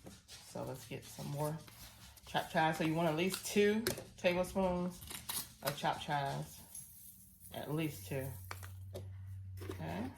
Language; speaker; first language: English; native; English